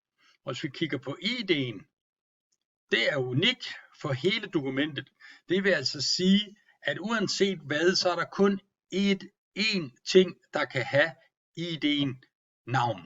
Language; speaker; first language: Danish; native; Danish